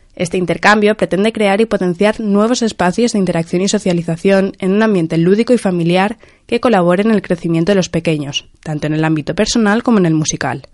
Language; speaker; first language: Spanish; non-native, local second language; Catalan